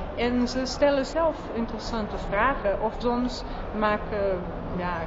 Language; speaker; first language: Dutch; non-native, fluent; Portuguese